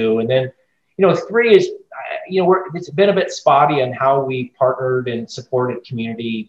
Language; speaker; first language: English; native; English